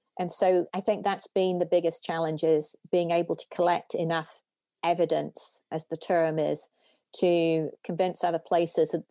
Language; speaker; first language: English; native; English